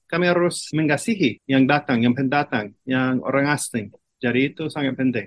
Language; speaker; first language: Malay; non-native, fluent; English